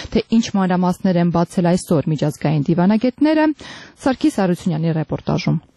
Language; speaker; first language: Armenian; native; Armenian